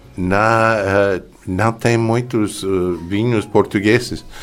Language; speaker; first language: Portuguese; non-native, learner; English